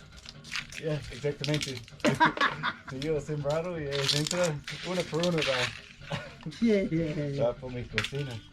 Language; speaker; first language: Spanish; non-native, learner; English